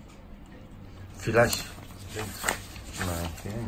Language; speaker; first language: German; non-native, learner; Polish